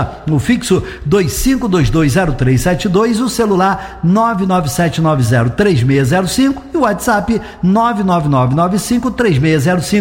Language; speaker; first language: Portuguese; native; Portuguese